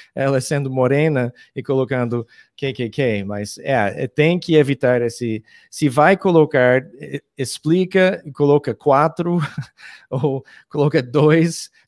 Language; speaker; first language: Portuguese; non-native, fluent; English